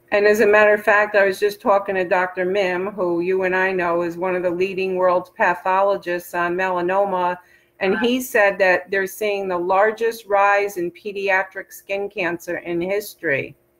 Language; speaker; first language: English; native; English